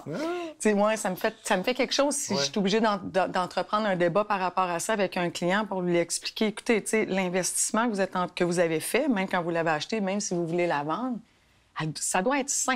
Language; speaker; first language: French; native; French